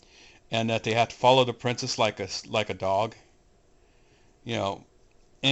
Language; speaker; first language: English; native; English